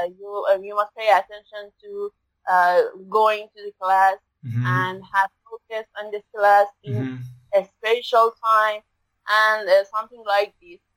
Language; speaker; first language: English; non-native, learner; Persian